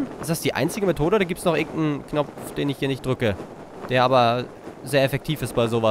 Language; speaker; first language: German; native; German